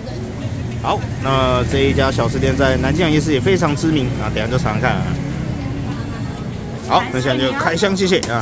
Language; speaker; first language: Chinese; native; Chinese